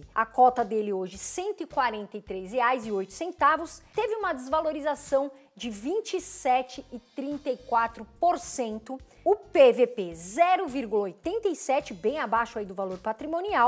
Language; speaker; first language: Portuguese; native; Portuguese